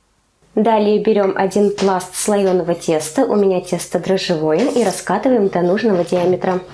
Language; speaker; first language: Russian; native; Russian